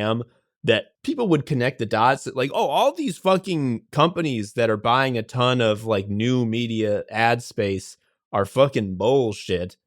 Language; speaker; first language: English; native; English